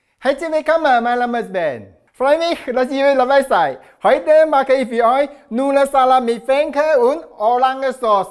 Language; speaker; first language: German; non-native, learner; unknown